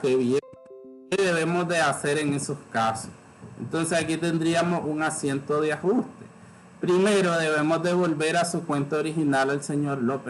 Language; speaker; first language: Spanish; native; Spanish